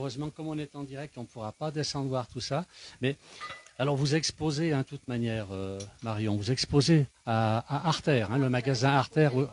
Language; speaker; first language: French; native; French